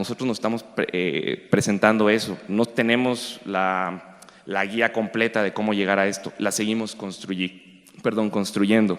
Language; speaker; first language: Spanish; native; Spanish